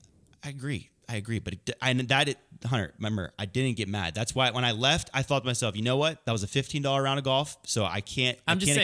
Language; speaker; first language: English; native; English